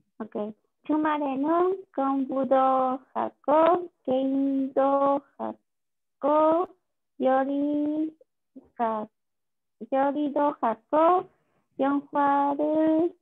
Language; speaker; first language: Korean; non-native, learner; Spanish